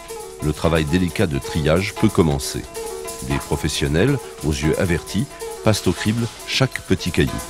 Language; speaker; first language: French; native; French